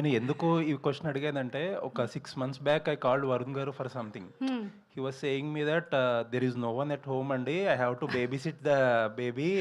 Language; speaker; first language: Telugu; native; Telugu